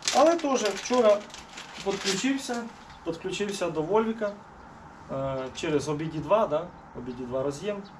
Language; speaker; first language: Ukrainian; non-native, local second language; Russian